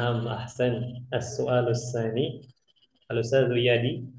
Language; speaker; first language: Arabic; non-native, fluent; Indonesian